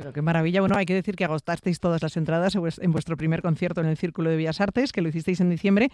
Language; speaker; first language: Spanish; native; Spanish